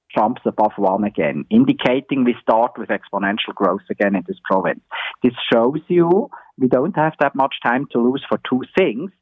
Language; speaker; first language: English; non-native, fluent; German